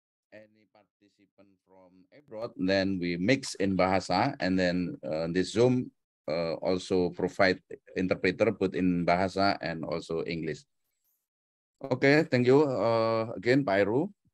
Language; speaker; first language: English; non-native, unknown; Indonesian